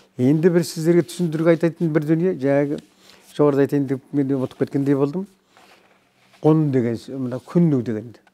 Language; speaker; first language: Kazakh; native; Kazakh